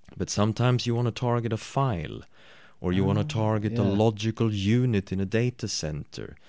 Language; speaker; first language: English; non-native, fluent; Swedish